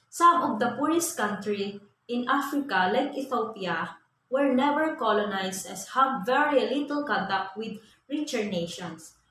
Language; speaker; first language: English; non-native, local second language; Filipino